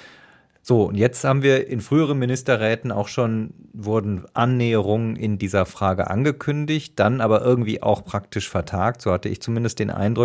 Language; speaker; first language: German; native; German